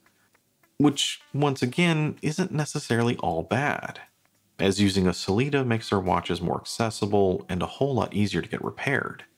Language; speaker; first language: English; native; English